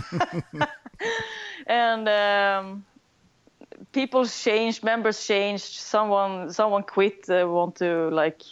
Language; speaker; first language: English; non-native, fluent; Swedish